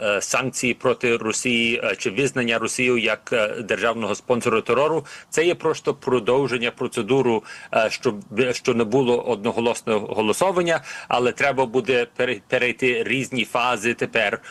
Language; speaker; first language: Ukrainian; early bilingual, heritage; Ukrainian